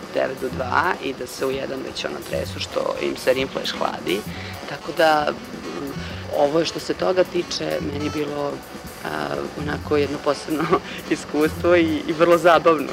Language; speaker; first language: Serbian; native; Serbian